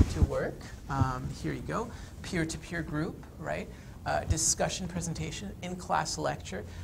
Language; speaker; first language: English; native; English